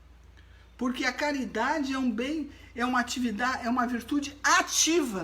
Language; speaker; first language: Portuguese; native; Portuguese